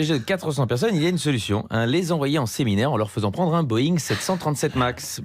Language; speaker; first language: French; native; French